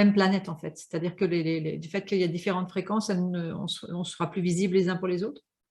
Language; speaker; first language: French; native; French